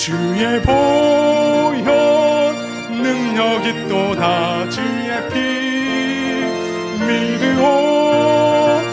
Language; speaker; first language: Korean; native; Korean